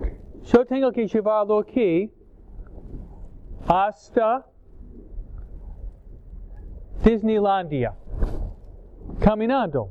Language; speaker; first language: Spanish; non-native, fluent; English